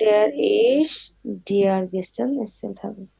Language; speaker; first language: German; non-native, learner; Bangla